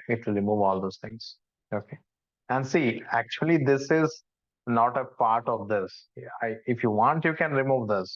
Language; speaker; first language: English; non-native, local second language; Hindi